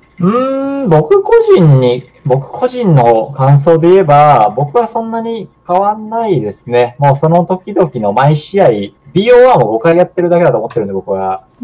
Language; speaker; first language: Japanese; native; Japanese